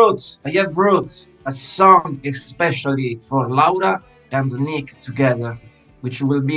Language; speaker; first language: English; non-native, fluent; Italian